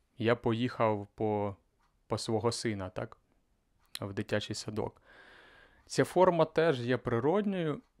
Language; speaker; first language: Ukrainian; native; Ukrainian